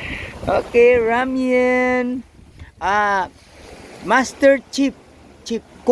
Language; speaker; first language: English; non-native, local second language; Filipino